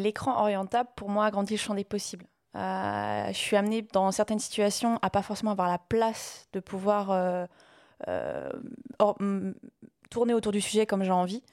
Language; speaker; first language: French; native; French